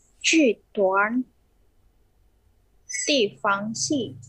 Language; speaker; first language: Chinese; non-native, learner; Indonesian